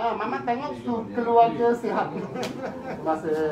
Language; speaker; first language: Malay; non-native, local second language; Cantonese